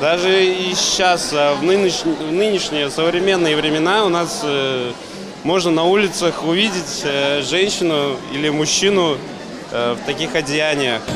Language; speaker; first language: Russian; non-native, fluent; Turkmen